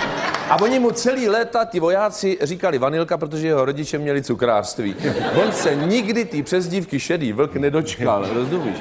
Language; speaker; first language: Czech; native; Czech